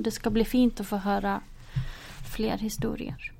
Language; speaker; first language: Swedish; native; Swedish